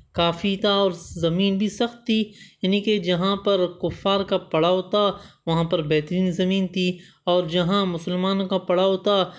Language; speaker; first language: Urdu; native; Urdu